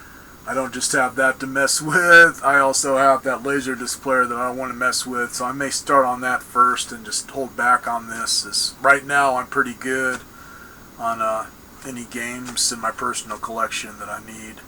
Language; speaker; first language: English; native; English